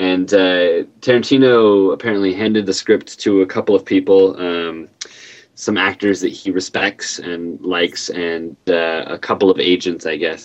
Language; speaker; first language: English; native; English